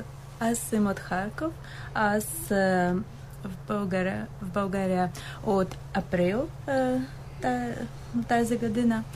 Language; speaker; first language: Bulgarian; non-native, learner; Ukrainian